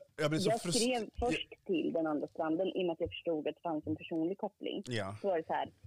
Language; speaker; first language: Swedish; early bilingual, other home language; Korean